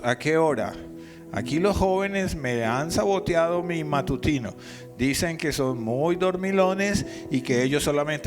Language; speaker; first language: Spanish; native; Spanish